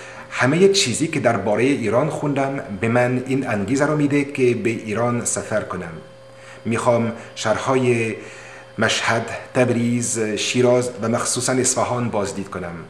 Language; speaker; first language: Persian; non-native, learner; French